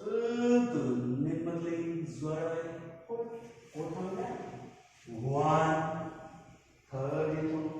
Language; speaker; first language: Vietnamese; non-native, learner; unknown